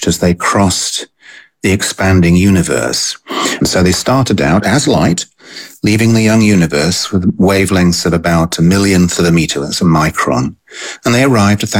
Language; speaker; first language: English; native; English